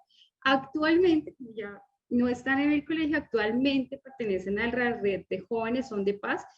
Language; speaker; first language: Spanish; native; Spanish